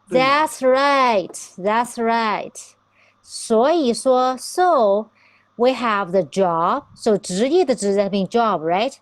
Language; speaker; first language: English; non-native, fluent; Chinese